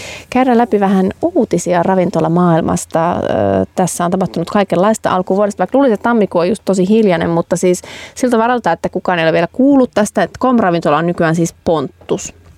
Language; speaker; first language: Finnish; native; Finnish